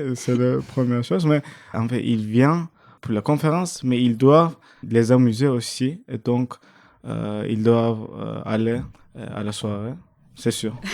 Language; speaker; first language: French; non-native, fluent; Turkish